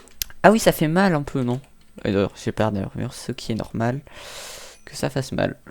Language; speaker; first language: French; native; French